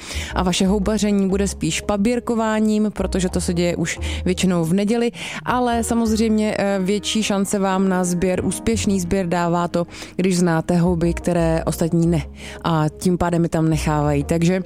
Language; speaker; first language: Czech; native; Czech